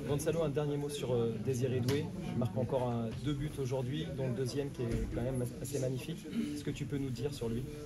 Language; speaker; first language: French; native; French